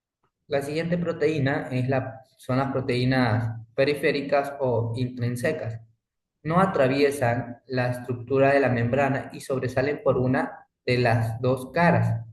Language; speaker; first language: Spanish; native; Spanish